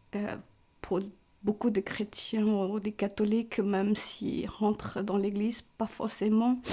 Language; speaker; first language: French; non-native, fluent; Cantonese